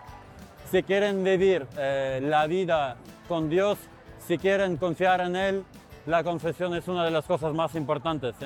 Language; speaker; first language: Spanish; non-native, fluent; Ukrainian